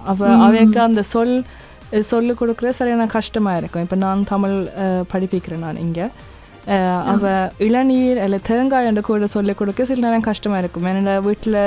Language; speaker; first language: Tamil; early bilingual, other home language; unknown